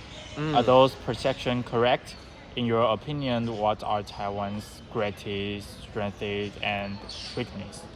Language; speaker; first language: English; non-native, learner; Chinese